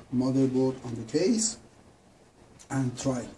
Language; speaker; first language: English; non-native, learner; Persian